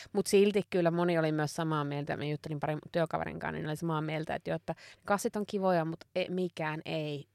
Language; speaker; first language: Finnish; native; Finnish